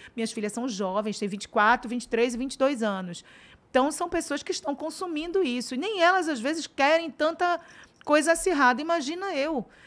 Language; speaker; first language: Portuguese; native; Portuguese